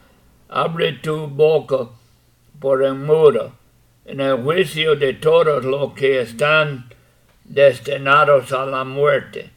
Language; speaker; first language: Spanish; non-native, fluent; English